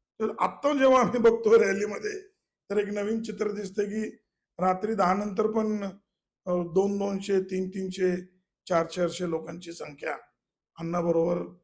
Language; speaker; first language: Marathi; non-native, local second language; Malayalam